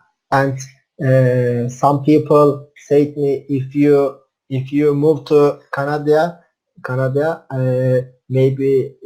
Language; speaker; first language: English; non-native, learner; Turkish